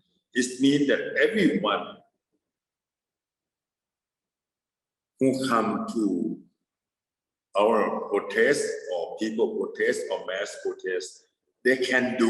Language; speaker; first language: English; non-native, fluent; Thai